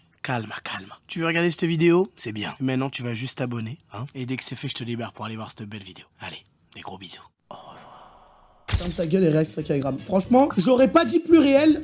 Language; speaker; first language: French; native; French